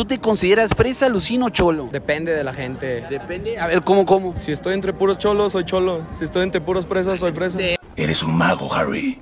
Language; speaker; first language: Spanish; native; Spanish